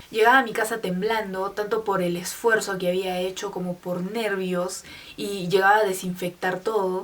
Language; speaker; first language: Spanish; native; Spanish